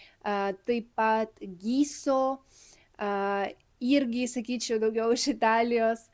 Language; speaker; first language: Lithuanian; early bilingual, other home language; Spanish